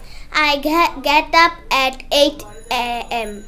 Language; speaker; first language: English; non-native, learner; Bangla